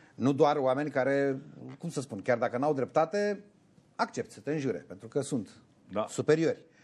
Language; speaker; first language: Romanian; native; Romanian